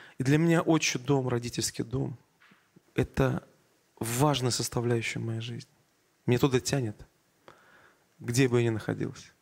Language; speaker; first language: Russian; native; Russian